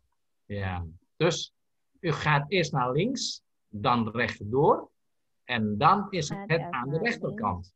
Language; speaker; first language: Dutch; non-native, learner; Indonesian